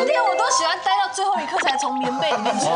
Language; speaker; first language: Chinese; native; Chinese